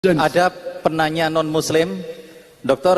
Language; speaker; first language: Indonesian; native; Indonesian